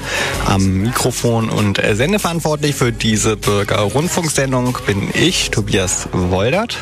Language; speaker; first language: German; native; German